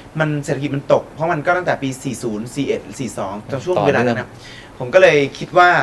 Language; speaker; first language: Thai; native; Thai